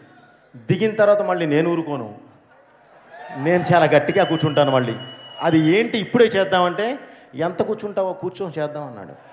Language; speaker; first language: Telugu; native; Telugu